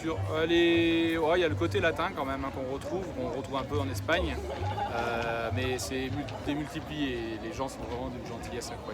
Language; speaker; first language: French; native; French